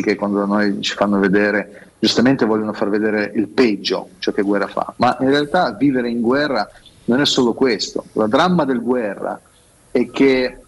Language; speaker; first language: Italian; non-native, fluent; Russian